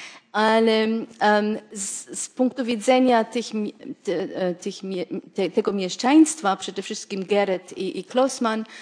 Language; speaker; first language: Polish; non-native, fluent; German